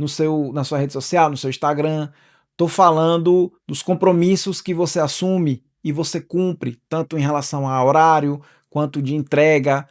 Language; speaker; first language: Portuguese; native; Portuguese